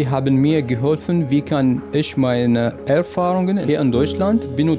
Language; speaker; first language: German; non-native, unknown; Arabic